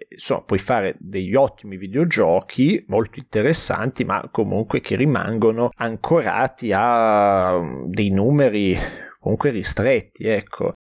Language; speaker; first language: Italian; native; Italian